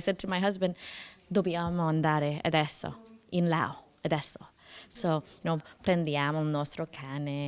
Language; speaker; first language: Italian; non-native, learner; English